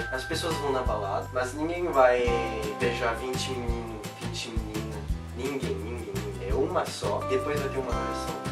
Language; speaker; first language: Portuguese; non-native, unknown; French